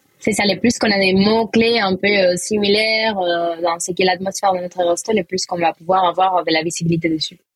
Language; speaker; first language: French; non-native, fluent; Spanish